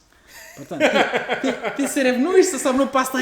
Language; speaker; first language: Russian; non-native, learner; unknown